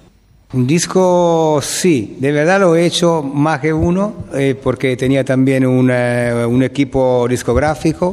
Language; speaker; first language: Spanish; non-native, learner; Italian